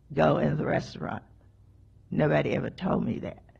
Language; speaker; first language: English; native; English